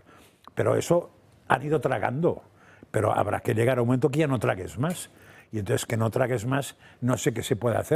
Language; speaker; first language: Spanish; native; Spanish